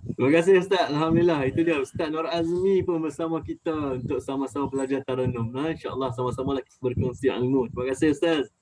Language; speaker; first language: Malay; native; Malay